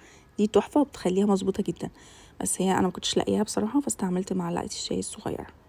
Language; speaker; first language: Arabic; native; Arabic